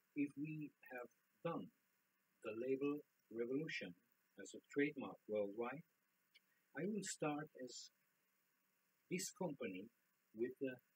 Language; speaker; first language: English; non-native, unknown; German